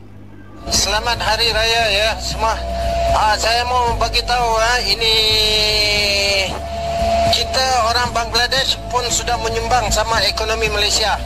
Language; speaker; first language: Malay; non-native, learner; Bangla